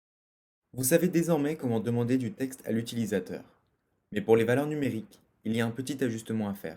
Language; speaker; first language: French; native; French